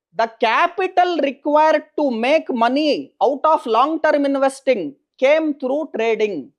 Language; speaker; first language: English; non-native, local second language; Kannada